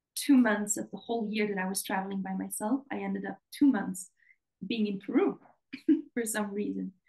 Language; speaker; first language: English; non-native, fluent; Dutch